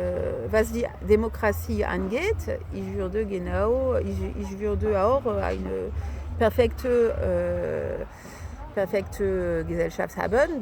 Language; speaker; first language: German; non-native, fluent; French